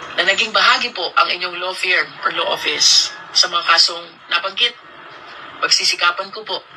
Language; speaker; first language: Filipino; native; Filipino